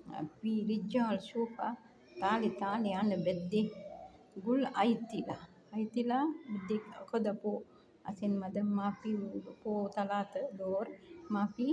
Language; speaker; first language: Arabic; non-native, learner; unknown